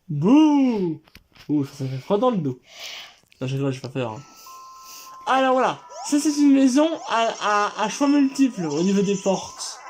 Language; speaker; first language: French; native; French